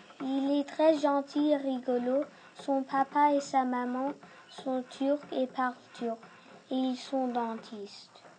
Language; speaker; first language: French; early bilingual, other home language; Turkish